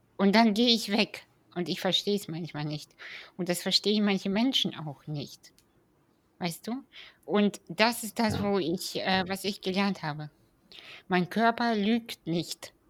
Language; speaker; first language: German; early bilingual, other home language; Russian